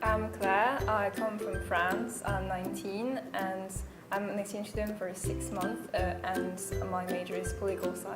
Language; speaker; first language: English; non-native, fluent; French